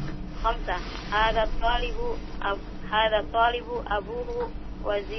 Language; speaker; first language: Arabic; non-native, learner; Indonesian